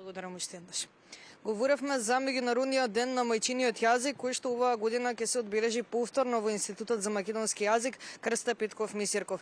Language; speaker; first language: Macedonian; native; Macedonian